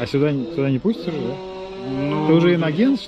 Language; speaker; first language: Russian; native; Russian